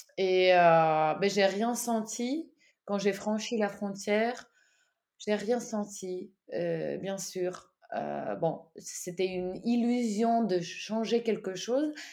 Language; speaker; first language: French; non-native, fluent; Ukrainian